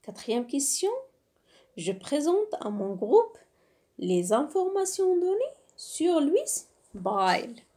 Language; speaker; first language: French; non-native, local second language; Arabic